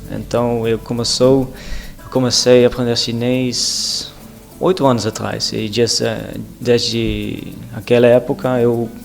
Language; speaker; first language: Portuguese; non-native, learner; Dutch